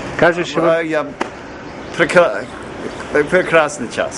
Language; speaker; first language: Ukrainian; non-native, learner; English